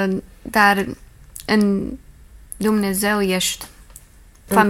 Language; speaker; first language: Romanian; early bilingual, heritage; Romanian